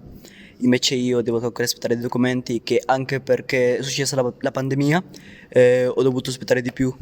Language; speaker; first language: Italian; early bilingual, other home language; Spanish